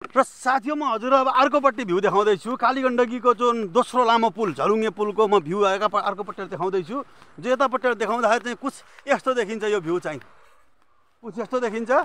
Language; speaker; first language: Nepali; native; Nepali